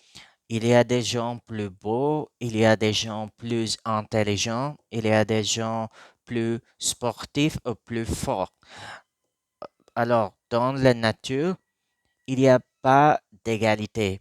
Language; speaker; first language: French; non-native, learner; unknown